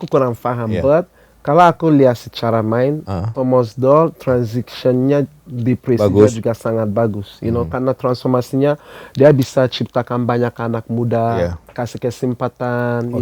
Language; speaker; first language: Indonesian; non-native, fluent; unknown